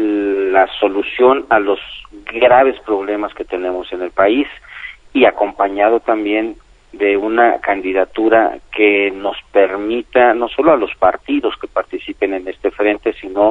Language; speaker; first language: Spanish; native; Spanish